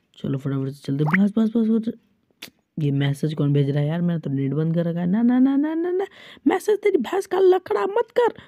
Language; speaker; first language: Hindi; native; Hindi